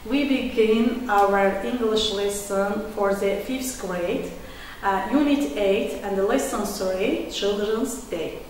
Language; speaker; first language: English; non-native, fluent; Azerbaijani